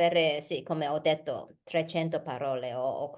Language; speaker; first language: Italian; non-native, learner; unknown